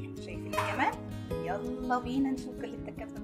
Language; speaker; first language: Arabic; native; Arabic